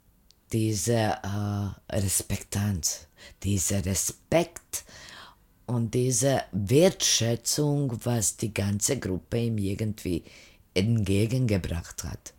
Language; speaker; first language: German; non-native, fluent; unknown